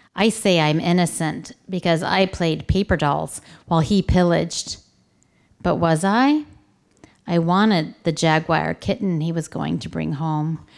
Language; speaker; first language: English; early bilingual, other home language; Spanish